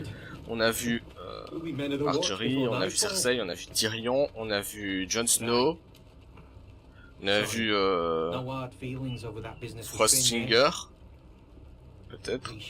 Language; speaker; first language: French; native; French